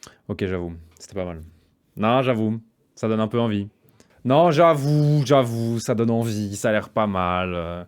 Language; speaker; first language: French; native; French